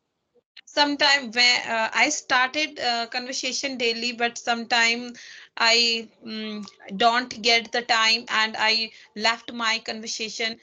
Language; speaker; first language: English; non-native, learner; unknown